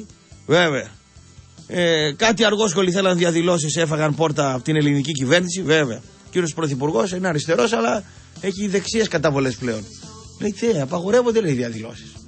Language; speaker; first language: Greek; native; Greek